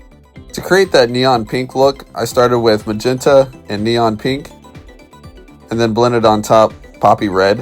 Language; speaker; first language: English; native; English